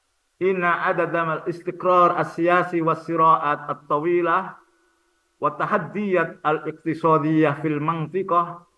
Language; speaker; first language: Arabic; non-native, fluent; Indonesian